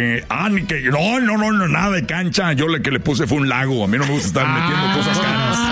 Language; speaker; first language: Spanish; native; Spanish